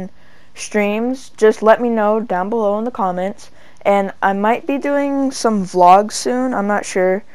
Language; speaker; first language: English; native; English